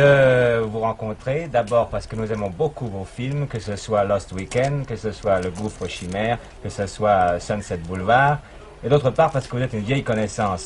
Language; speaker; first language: French; native; French